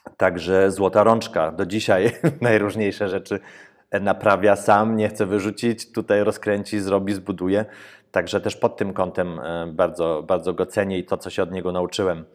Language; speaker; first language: Polish; early bilingual, heritage; Polish